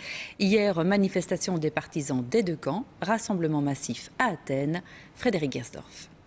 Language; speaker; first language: French; native; French